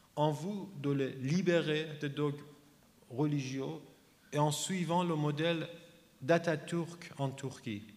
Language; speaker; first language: French; non-native, fluent; Persian